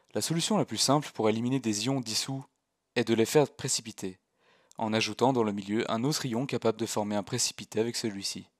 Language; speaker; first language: French; native; French